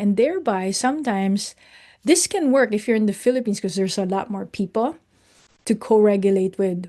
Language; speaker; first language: English; non-native, local second language; Filipino